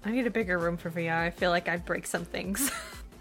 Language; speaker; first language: English; native; English